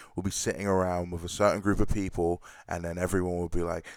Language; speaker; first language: English; early bilingual, other home language; Krio